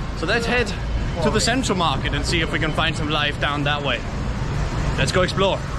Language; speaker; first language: English; non-native, fluent; Danish